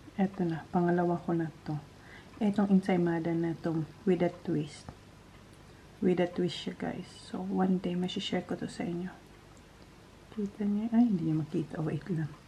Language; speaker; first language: Filipino; non-native, local second language; Bikol